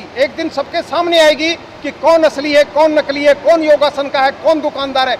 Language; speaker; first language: Hindi; native; Hindi